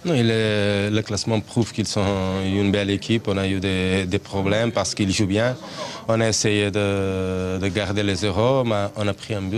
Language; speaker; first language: French; non-native, fluent; Portuguese